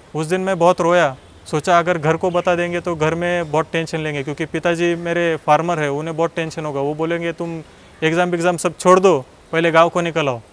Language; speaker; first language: Hindi; non-native, local second language; Marathi